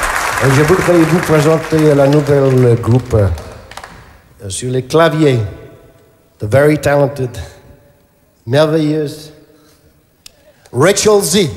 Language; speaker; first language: French; non-native, learner; English